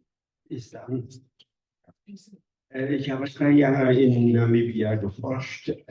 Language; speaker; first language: German; non-native, fluent; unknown